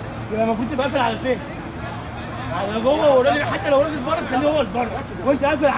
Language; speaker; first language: Arabic; native; Arabic